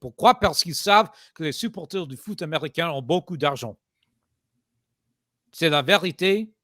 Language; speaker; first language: French; non-native, fluent; English